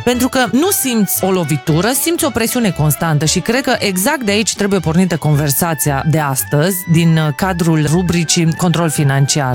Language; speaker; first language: Romanian; native; Romanian